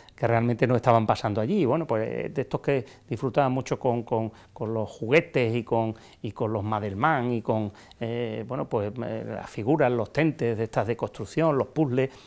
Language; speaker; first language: Spanish; native; Spanish